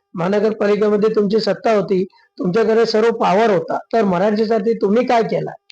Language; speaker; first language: Marathi; non-native, local second language; Urdu